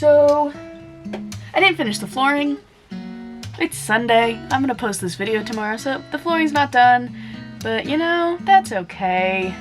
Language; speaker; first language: English; native; English